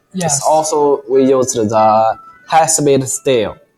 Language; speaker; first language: English; non-native, learner; Chinese